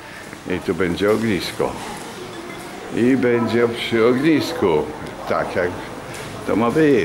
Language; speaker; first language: Polish; native; Polish